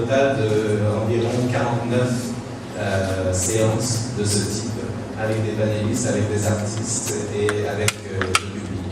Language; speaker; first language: French; native; French